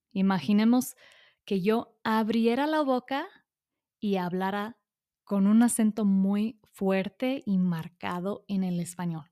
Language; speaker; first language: Spanish; non-native, fluent; English